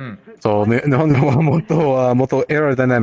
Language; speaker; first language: Japanese; non-native, learner; Spanish